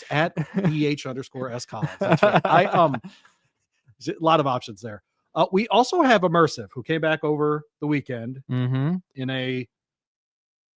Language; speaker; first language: English; native; English